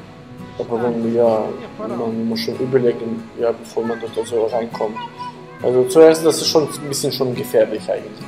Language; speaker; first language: German; non-native, fluent; Ukrainian